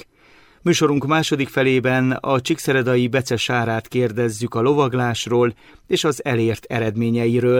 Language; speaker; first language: Hungarian; native; Hungarian